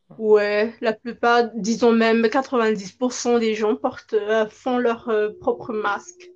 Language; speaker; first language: French; non-native, local second language; Malagasy